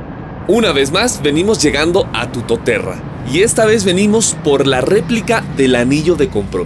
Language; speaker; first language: Spanish; native; Spanish